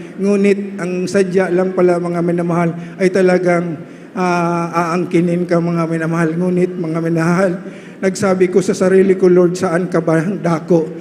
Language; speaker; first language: Filipino; non-native, local second language; Cebuano